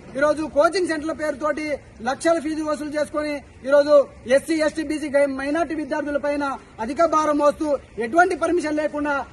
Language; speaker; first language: Telugu; native; Telugu